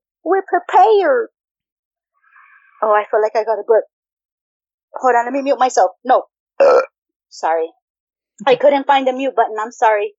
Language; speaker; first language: English; early bilingual, other home language; Spanish